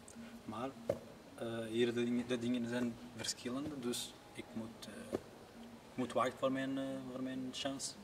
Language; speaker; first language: Dutch; non-native, learner; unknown